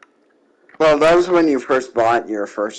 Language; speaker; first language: English; native; English